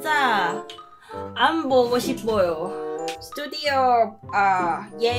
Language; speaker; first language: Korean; non-native, learner; Cantonese